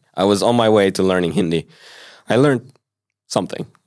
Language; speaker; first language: English; early bilingual, other home language; Hebrew